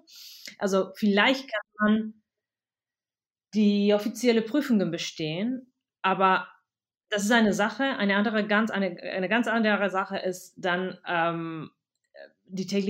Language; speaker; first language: German; non-native, fluent; Spanish